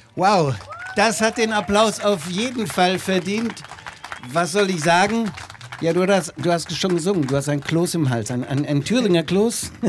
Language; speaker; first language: German; native; German